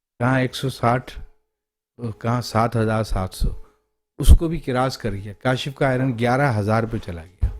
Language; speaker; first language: Urdu; native; Urdu